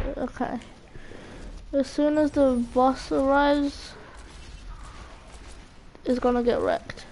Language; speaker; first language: English; native; English